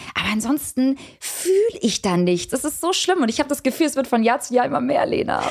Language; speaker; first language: German; early bilingual, other home language; Albanian